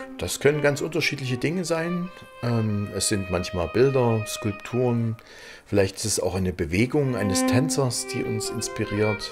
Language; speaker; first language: German; native; German